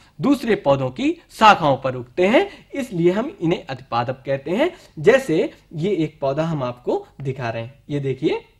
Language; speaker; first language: Hindi; native; Hindi